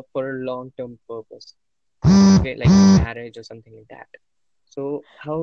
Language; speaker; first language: English; non-native, local second language; Hindi